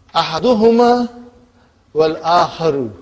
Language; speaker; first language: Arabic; non-native, fluent; English